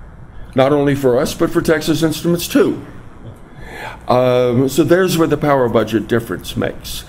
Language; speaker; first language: English; native; English